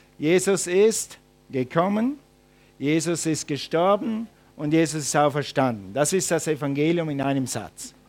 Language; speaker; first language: German; non-native, fluent; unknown